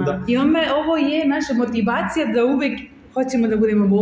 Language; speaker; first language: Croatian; non-native, learner; Spanish